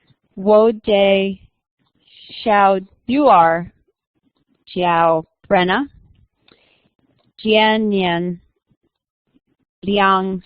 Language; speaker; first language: Chinese; non-native, learner; English